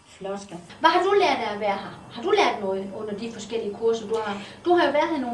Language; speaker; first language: Danish; native; Danish